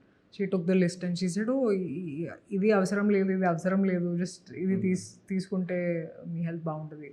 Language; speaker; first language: Telugu; non-native, local second language; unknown